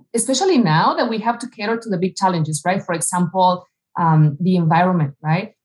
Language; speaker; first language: English; non-native, fluent; Spanish